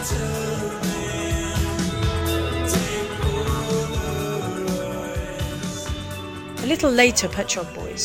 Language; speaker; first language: English; native; English